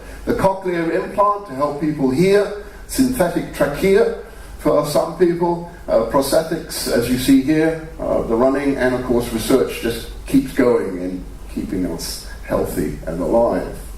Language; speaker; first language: English; native; English